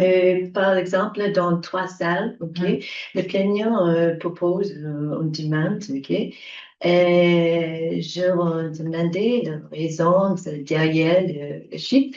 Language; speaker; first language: French; non-native, learner; English